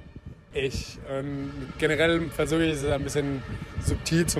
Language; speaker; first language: German; non-native, fluent; Spanish